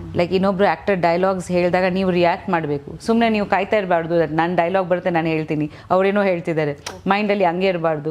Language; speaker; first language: Kannada; non-native, fluent; Bangla